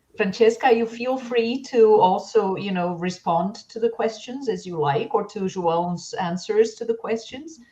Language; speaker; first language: English; non-native, fluent; Portuguese